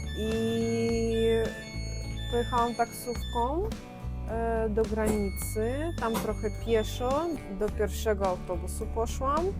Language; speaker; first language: Polish; non-native, fluent; Russian